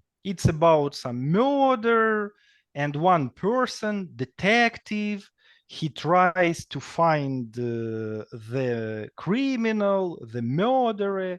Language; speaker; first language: English; non-native, fluent; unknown